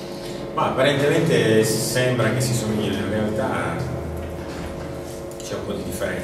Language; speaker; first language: Italian; native; Italian